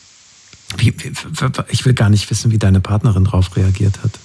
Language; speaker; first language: German; native; German